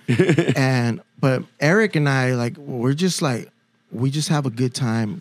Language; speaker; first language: English; early bilingual, other home language; Spanish